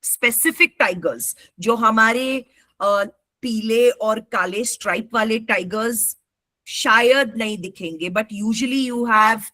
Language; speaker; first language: Hindi; non-native, local second language; Marathi